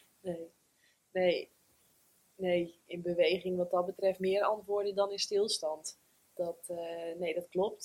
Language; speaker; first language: Dutch; native; Dutch